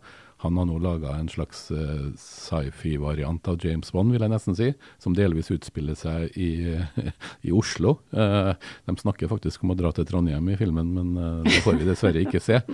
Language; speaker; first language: Norwegian; native; Norwegian